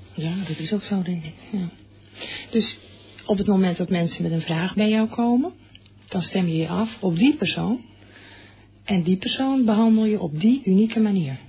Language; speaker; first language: Dutch; native; Dutch